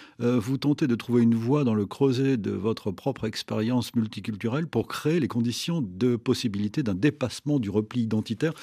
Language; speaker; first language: French; native; French